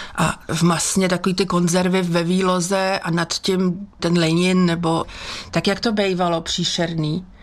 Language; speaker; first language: Czech; native; Czech